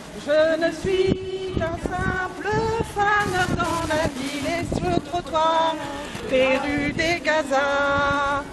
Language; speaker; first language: French; native; French